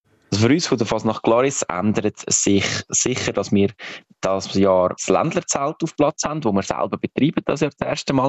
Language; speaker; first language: German; native; German